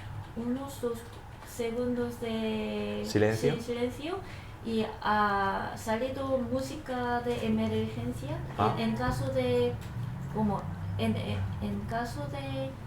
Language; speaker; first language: Spanish; non-native, learner; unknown